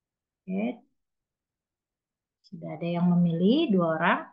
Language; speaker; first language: Indonesian; native; Indonesian